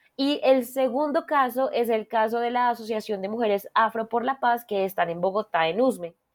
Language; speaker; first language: Spanish; native; Spanish